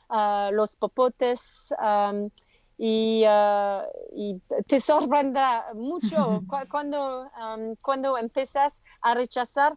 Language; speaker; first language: Spanish; non-native, learner; French